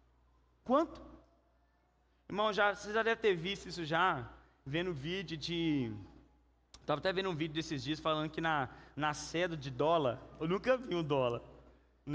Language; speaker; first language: Portuguese; native; Portuguese